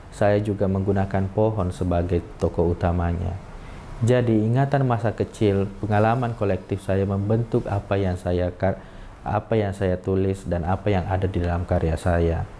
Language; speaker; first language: Indonesian; non-native, local second language; Buginese